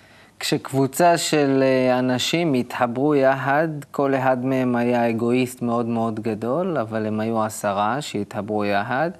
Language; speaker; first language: Hebrew; native; Hebrew